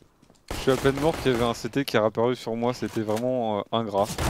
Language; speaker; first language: French; native; French